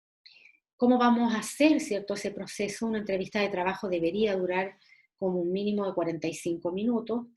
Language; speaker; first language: Spanish; native; Spanish